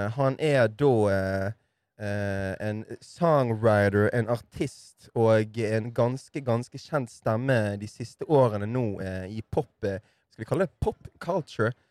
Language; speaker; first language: Norwegian; native; Norwegian